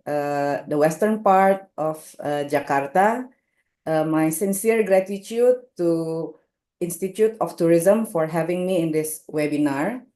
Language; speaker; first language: English; non-native, local second language; Indonesian